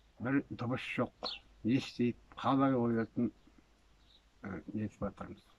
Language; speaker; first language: Kazakh; native; Kazakh